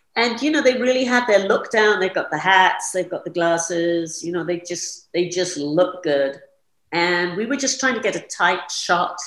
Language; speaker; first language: English; native; English